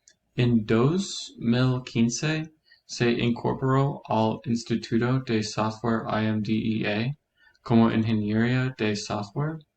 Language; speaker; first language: Spanish; non-native, learner; English